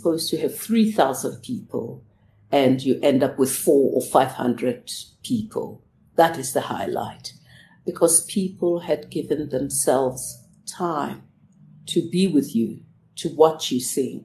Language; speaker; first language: English; non-native, local second language; Zulu